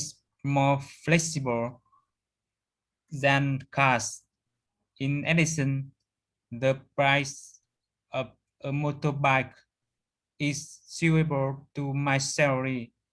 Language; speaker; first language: English; non-native, learner; Vietnamese